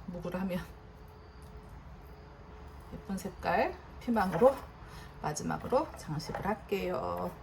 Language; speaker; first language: Korean; native; Korean